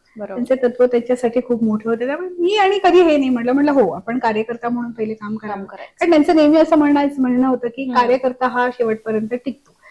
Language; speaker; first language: Marathi; native; Marathi